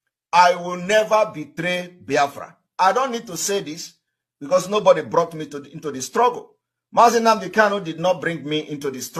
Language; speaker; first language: English; non-native, local second language; Igbo